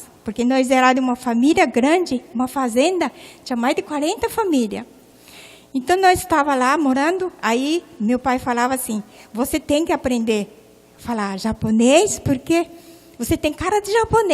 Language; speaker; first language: Portuguese; non-native, local second language; Japanese